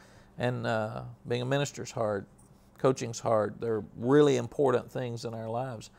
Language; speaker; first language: English; native; English